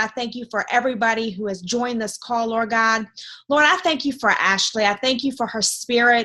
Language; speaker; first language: English; native; English